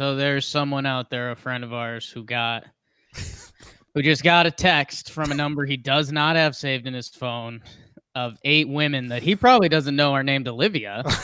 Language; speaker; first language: English; native; English